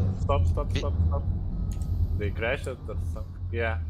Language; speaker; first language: English; non-native, learner; Lithuanian